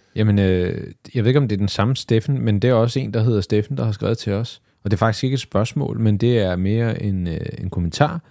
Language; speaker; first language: Danish; early bilingual, other home language; Arabic